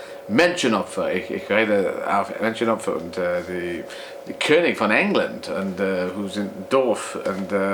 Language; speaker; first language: German; non-native, learner; English